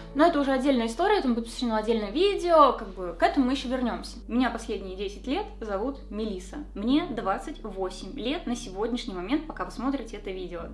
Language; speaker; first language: Russian; native; Russian